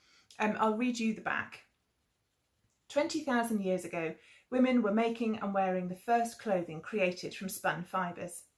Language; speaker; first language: English; native; English